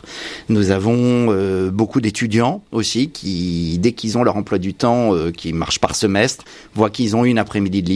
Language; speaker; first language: French; native; French